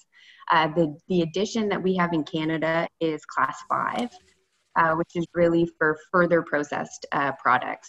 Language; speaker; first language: English; native; English